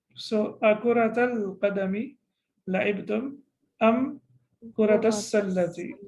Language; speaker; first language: Arabic; non-native, fluent; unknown